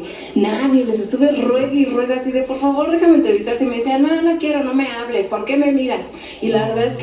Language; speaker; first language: Spanish; native; Spanish